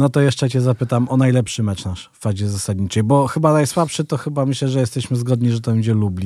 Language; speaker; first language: Polish; native; Polish